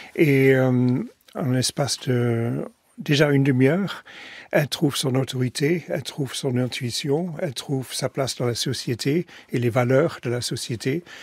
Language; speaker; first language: French; non-native, fluent; Dutch